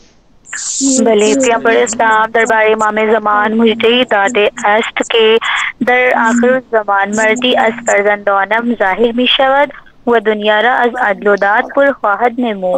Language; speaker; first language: Persian; non-native, learner; Urdu